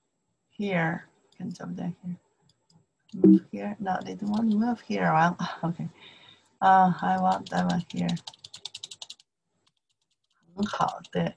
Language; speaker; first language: English; non-native, learner; Chinese